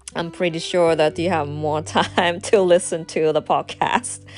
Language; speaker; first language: English; non-native, fluent; Japanese